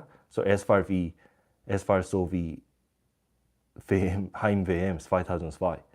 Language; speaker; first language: German; non-native, learner; Korean